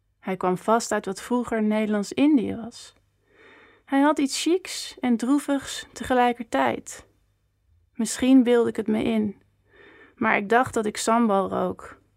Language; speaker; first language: Dutch; native; Dutch